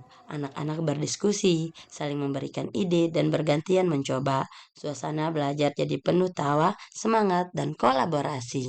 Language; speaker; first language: Indonesian; native; Indonesian